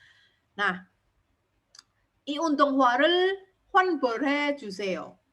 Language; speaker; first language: Korean; non-native, fluent; Indonesian